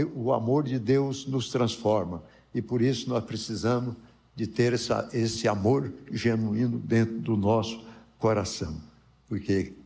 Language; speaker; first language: Portuguese; native; Portuguese